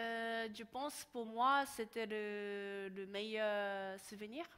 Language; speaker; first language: French; non-native, learner; Japanese